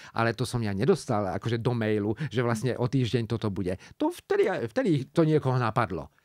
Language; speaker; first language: Slovak; non-native, local second language; Hungarian